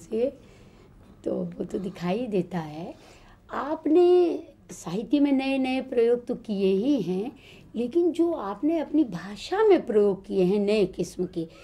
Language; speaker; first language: Hindi; native; Hindi